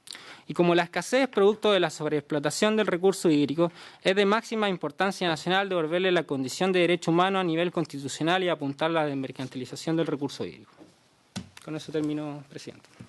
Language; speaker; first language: Spanish; native; Spanish